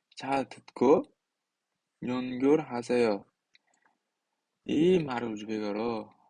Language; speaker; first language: Korean; non-native, fluent; Uzbek